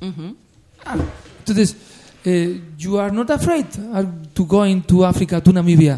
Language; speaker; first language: English; non-native, learner; Spanish